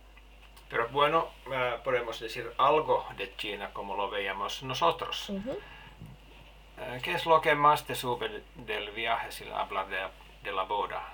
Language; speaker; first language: Spanish; non-native, learner; Finnish